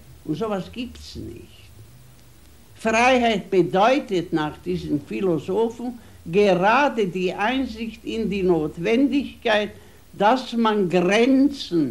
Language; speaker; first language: German; non-native, fluent; Hungarian